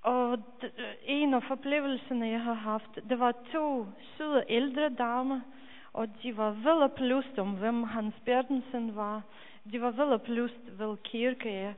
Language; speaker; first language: Danish; non-native, fluent; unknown